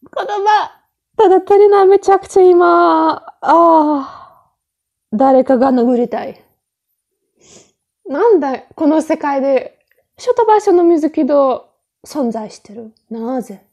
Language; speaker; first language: Japanese; non-native, fluent; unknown